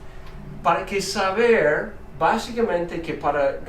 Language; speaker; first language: Spanish; non-native, fluent; English